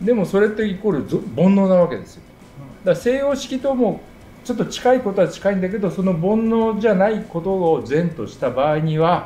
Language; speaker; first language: Japanese; native; Japanese